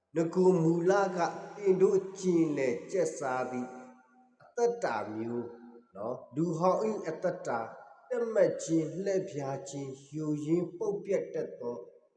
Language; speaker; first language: Burmese; non-native, local second language; Karen languages